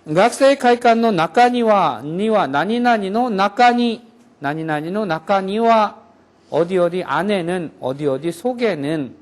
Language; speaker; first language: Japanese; non-native, fluent; Korean